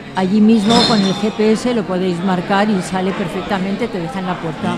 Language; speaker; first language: Spanish; non-native, fluent; German